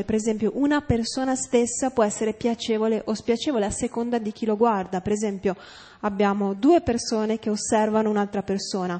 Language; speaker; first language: Italian; native; Italian